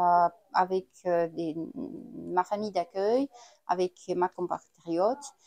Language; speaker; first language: French; non-native, fluent; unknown